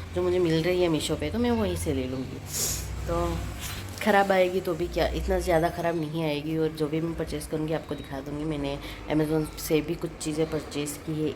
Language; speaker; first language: Hindi; non-native, local second language; Gujarati